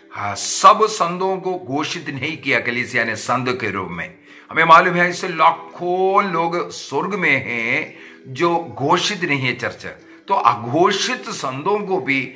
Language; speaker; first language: Hindi; non-native, local second language; Malayalam